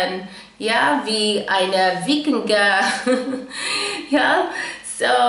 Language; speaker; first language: German; non-native, fluent; English